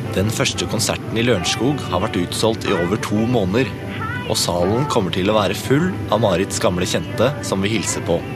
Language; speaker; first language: Norwegian; native; Norwegian